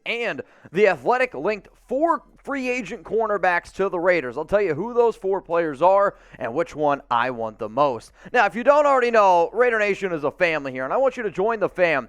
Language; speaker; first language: English; native; English